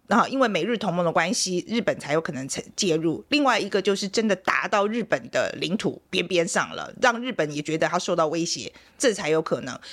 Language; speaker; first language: Chinese; native; Chinese